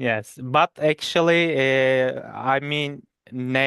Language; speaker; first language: English; non-native, learner; Turkish